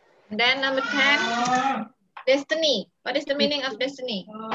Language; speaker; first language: English; non-native, fluent; Balinese